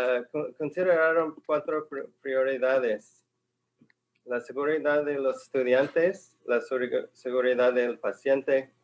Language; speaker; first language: Spanish; non-native, fluent; English